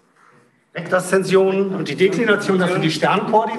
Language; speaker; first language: German; native; German